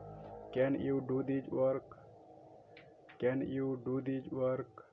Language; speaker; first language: English; non-native, local second language; Odia